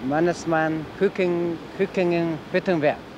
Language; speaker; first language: German; non-native, learner; Chinese